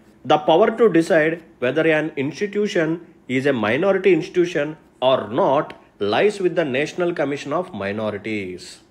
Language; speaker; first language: English; non-native, local second language; Telugu